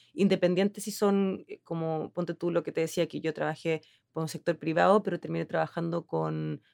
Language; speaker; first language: Spanish; native; Spanish